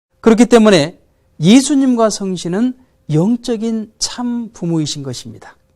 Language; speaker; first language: Korean; native; Korean